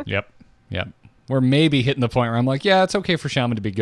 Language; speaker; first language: English; native; English